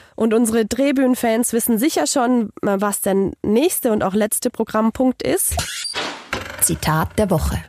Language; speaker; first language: German; non-native, fluent; Hungarian